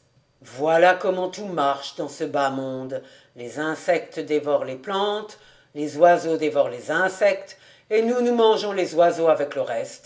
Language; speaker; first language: French; native; French